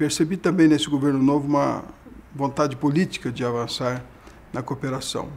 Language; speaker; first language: Portuguese; native; Portuguese